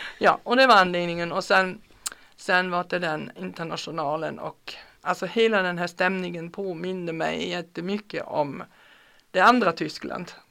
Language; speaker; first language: Swedish; non-native, fluent; German